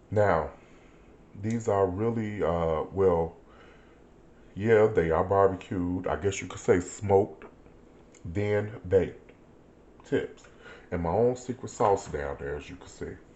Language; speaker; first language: English; native; English